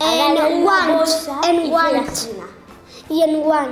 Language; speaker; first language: Catalan; non-native, local second language; Spanish